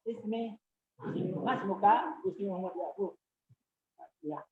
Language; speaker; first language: Arabic; non-native, learner; Indonesian